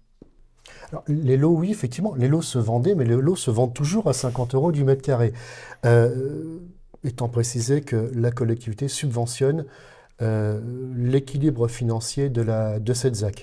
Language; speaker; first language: French; native; French